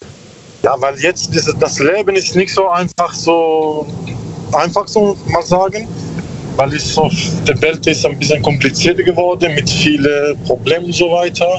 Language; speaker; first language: German; non-native, learner; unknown